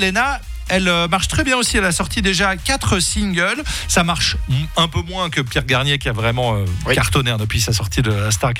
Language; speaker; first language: French; native; French